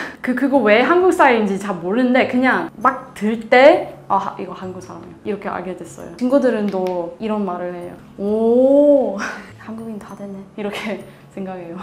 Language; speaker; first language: Korean; non-native, learner; Swedish